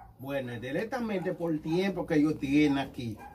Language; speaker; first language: Spanish; non-native, learner; Haitian Creole